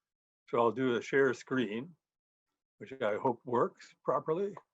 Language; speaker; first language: English; native; English